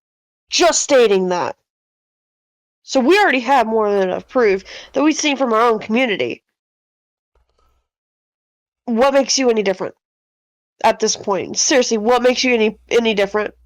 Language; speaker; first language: English; native; English